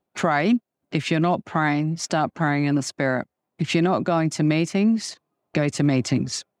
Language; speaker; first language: English; native; English